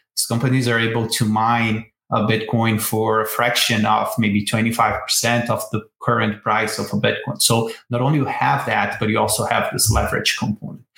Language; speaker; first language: English; non-native, fluent; Portuguese